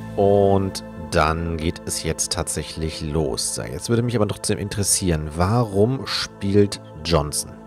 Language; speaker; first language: German; native; German